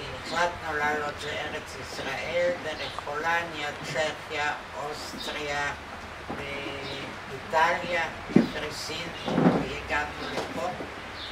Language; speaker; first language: Hebrew; non-native, fluent; Polish